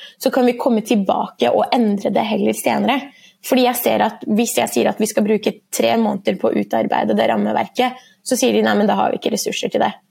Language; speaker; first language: Norwegian; early bilingual, other home language; Persian